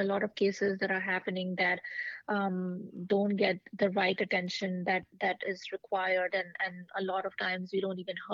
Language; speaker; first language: English; non-native, local second language; Hindi